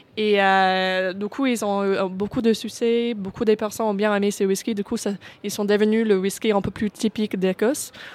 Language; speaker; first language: French; non-native, fluent; English